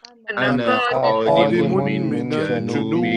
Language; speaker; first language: Arabic; non-native, learner; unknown